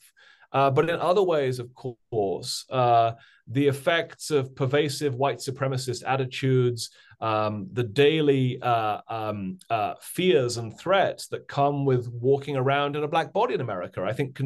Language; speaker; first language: English; native; English